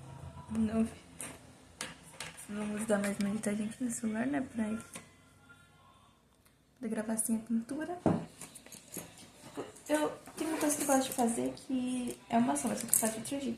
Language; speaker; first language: Portuguese; native; Portuguese